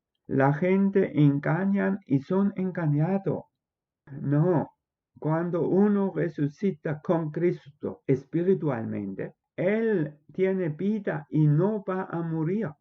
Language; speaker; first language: Spanish; non-native, fluent; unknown